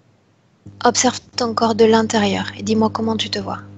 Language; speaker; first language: French; native; French